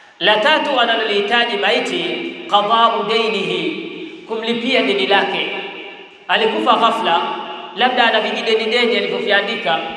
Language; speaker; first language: Swahili; native; Swahili